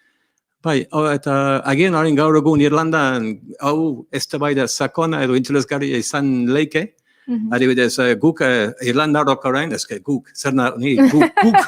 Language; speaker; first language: Basque; non-native, learner; English